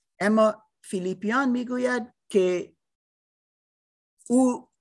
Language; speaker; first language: Persian; non-native, learner; English